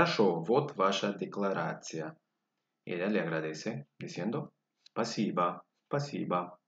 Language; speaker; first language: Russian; non-native, learner; Spanish